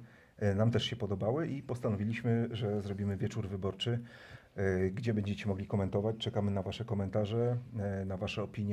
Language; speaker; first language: Polish; native; Polish